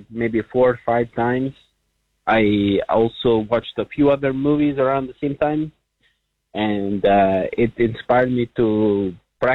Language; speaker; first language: English; non-native, fluent; Spanish